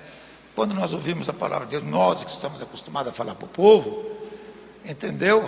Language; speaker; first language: Portuguese; native; Portuguese